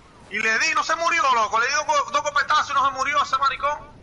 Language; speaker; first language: Spanish; early bilingual, heritage; Spanish